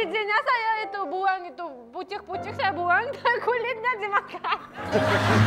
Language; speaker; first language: Indonesian; non-native, learner; Russian